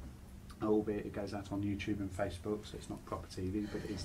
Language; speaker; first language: English; native; English